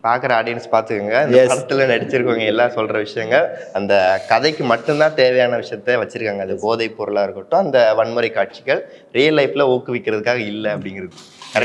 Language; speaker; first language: Tamil; native; Tamil